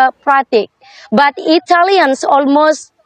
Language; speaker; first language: English; non-native, learner; Indonesian